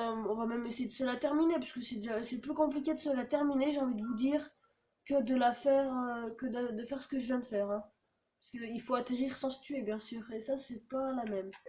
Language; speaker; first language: French; native; French